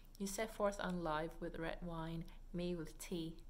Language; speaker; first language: English; non-native, fluent; Vietnamese